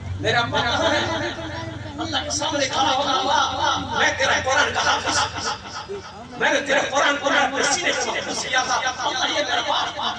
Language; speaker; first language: Urdu; native; Urdu